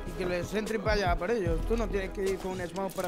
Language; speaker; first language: Spanish; native; Spanish